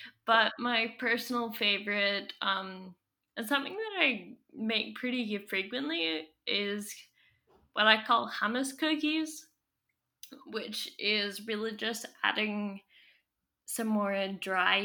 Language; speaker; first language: English; native; English